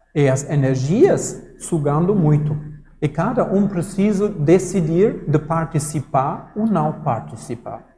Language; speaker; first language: Portuguese; non-native, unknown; German